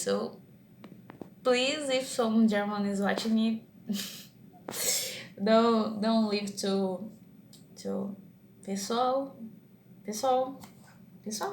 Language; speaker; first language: English; non-native, learner; Portuguese